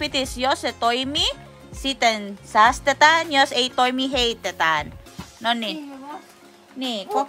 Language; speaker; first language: Finnish; non-native, learner; Filipino